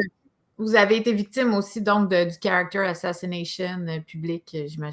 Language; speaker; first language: French; native; French